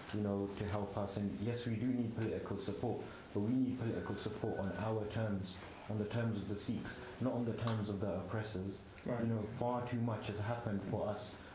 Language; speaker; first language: English; native; English